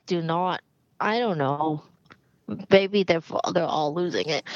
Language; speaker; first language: English; non-native, local second language; Cantonese